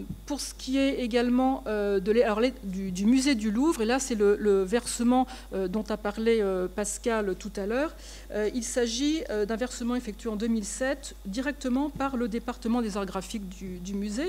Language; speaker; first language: French; native; French